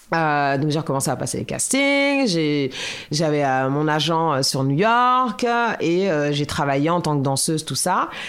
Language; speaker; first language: French; native; French